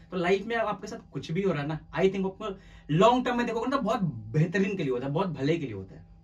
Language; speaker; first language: Hindi; native; Hindi